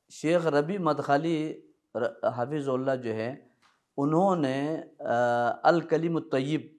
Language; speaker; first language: Urdu; early bilingual, other home language; Balti